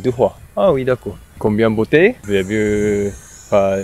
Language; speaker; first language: French; non-native, learner; Japanese